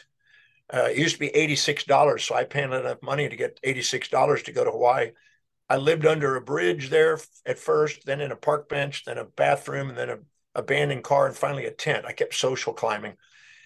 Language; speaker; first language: English; native; English